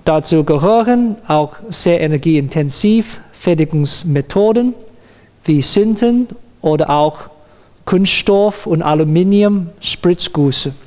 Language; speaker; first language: German; non-native, learner; Cantonese